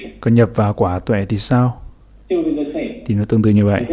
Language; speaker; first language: Vietnamese; native; Vietnamese